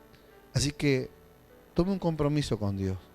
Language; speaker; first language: Spanish; native; Spanish